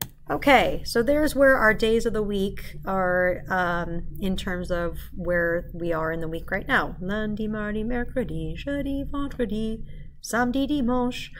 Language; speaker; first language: English; native; English